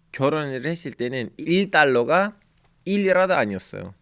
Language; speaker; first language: Korean; non-native, fluent; Turkish